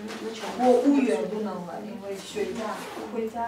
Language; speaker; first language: Chinese; non-native, learner; Russian